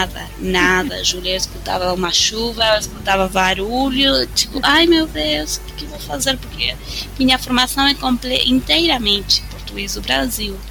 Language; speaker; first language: Portuguese; non-native, fluent; Spanish